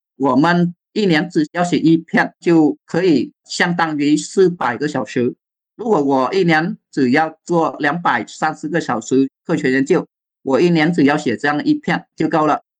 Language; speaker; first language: Chinese; non-native, fluent; Vietnamese